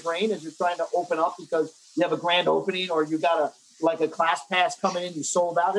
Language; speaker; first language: English; native; English